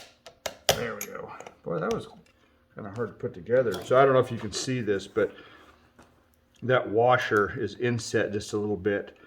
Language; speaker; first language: English; native; English